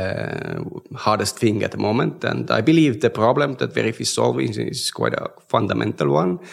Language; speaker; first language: English; non-native, fluent; Estonian